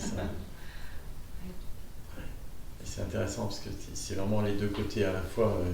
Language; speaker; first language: French; native; French